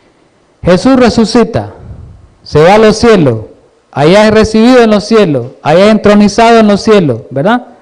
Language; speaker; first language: Spanish; native; Spanish